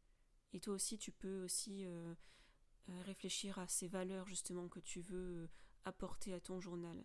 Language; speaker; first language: French; native; French